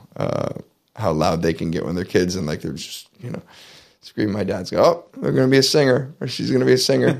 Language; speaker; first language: English; native; English